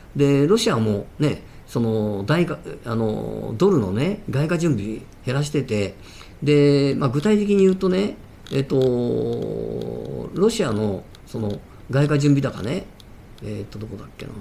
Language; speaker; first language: Japanese; native; Japanese